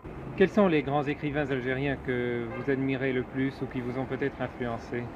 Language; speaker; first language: French; native; French